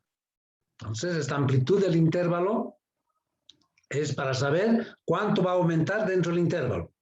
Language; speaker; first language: Spanish; native; Spanish